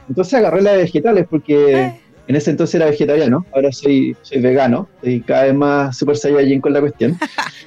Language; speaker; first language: Spanish; native; Spanish